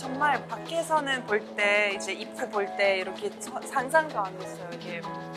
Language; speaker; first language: Korean; non-native, fluent; Russian